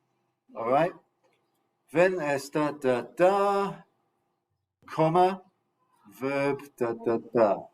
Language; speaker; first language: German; non-native, fluent; English